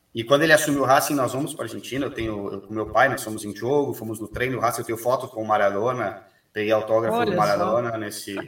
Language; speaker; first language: Portuguese; native; Portuguese